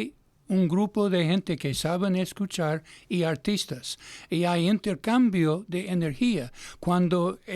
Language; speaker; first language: Spanish; non-native, fluent; English